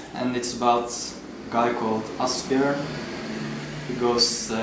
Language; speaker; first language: English; non-native, fluent; Norwegian